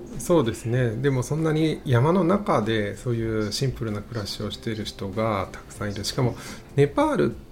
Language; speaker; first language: Japanese; native; Japanese